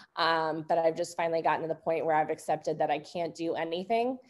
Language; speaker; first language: English; native; English